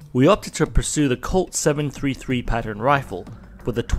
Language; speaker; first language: English; non-native, local second language; Cantonese